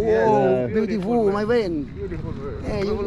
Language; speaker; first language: English; non-native, learner; Thai